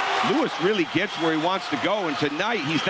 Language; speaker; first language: English; native; English